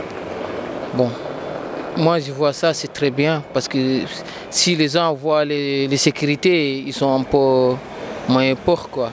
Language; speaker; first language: French; non-native, learner; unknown